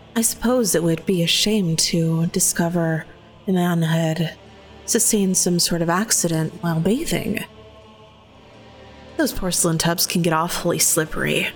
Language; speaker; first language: English; native; English